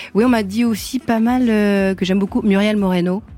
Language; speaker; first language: French; early bilingual, other home language; Vietnamese